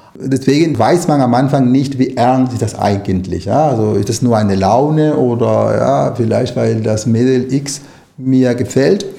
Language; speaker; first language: German; non-native, fluent; Spanish